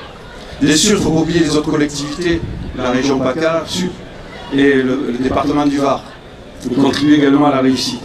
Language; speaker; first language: French; native; French